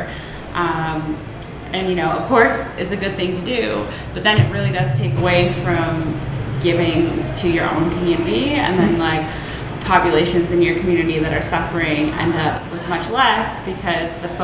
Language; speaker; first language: English; native; English